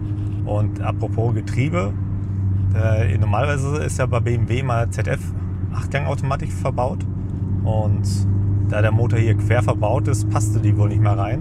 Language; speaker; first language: German; native; German